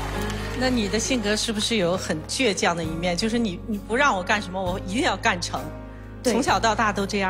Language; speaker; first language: Chinese; native; Chinese